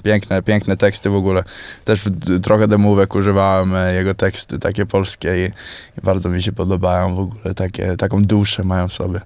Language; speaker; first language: Polish; early bilingual, heritage; Polish